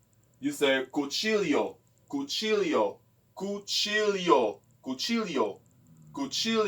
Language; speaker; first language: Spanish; non-native, learner; English